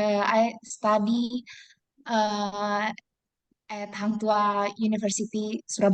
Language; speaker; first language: English; non-native, learner; Indonesian